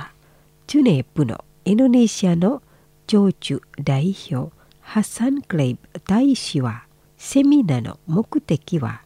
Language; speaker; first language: Japanese; non-native, fluent; Indonesian